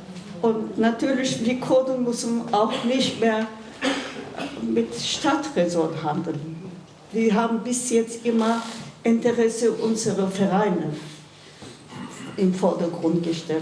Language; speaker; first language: German; non-native, fluent; Kurdish